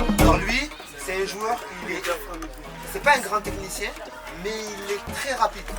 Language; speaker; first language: French; native; French